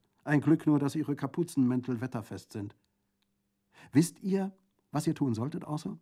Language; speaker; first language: German; native; German